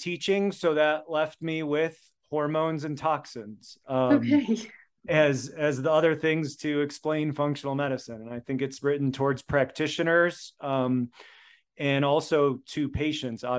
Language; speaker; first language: English; early bilingual, other home language; Polish